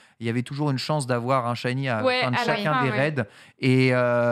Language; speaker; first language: French; native; French